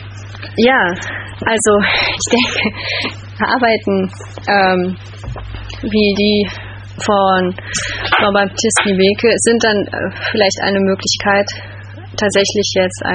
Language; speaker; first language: German; native; German